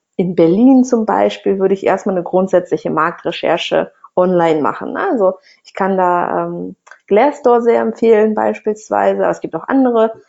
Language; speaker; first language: German; non-native, fluent; Russian